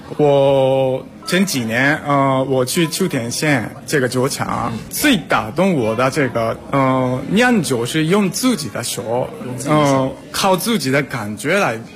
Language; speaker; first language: Chinese; non-native, fluent; Japanese